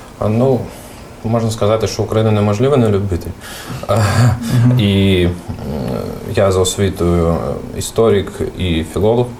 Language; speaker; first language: Ukrainian; non-native, fluent; Russian